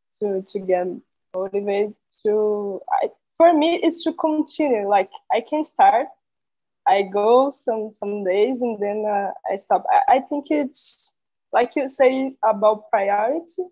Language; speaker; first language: English; non-native, learner; Portuguese